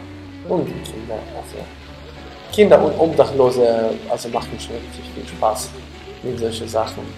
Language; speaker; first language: German; non-native, fluent; Ukrainian